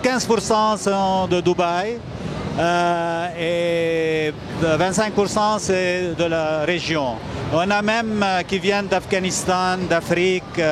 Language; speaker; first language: French; non-native, fluent; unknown